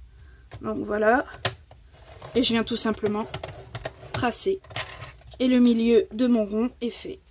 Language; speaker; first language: French; native; French